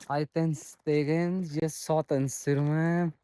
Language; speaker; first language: Armenian; non-native, learner; Hindi